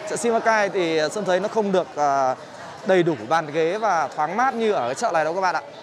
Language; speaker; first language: Vietnamese; native; Vietnamese